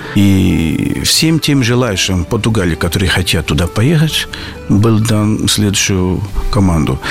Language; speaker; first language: Russian; non-native, fluent; Portuguese